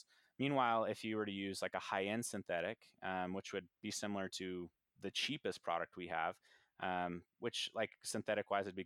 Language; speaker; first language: English; native; English